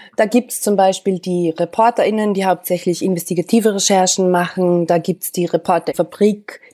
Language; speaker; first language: German; native; German